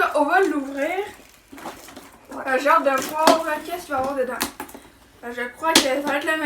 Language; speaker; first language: French; native; French